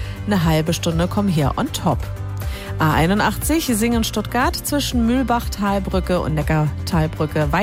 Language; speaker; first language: German; native; German